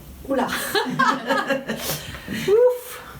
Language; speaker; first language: French; native; French